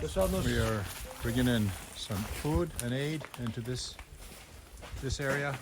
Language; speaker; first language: English; native; English